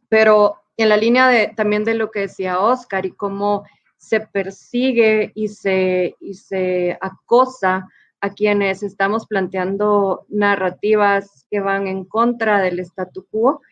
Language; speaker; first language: Spanish; native; Spanish